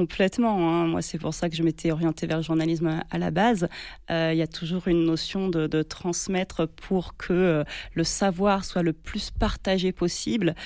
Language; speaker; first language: French; native; French